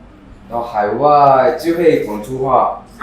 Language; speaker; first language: Chinese; non-native, learner; Korean